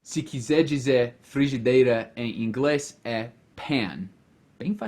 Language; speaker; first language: Portuguese; non-native, fluent; English